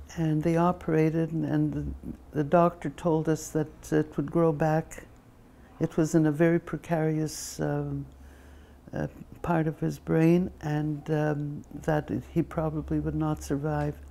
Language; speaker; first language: English; native; English